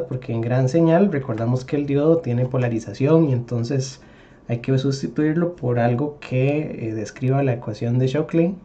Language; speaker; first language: Spanish; native; Spanish